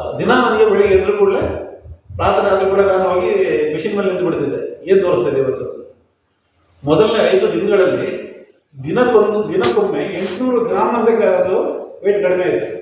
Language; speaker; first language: Kannada; non-native, local second language; Konkani